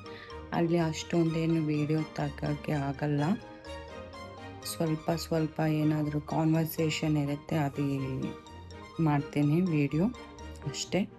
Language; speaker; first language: Kannada; non-native, learner; Telugu